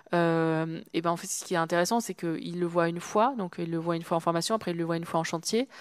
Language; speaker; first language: French; native; French